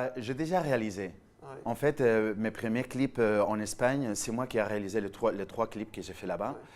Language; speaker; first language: French; non-native, fluent; Spanish